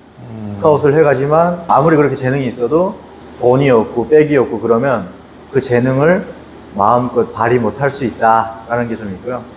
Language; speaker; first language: Korean; native; Korean